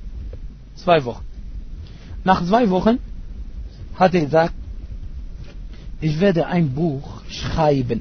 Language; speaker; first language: German; non-native, fluent; Arabic